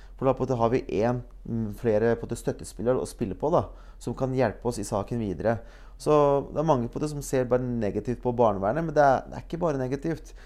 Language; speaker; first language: Norwegian; early bilingual, other home language; Bosnian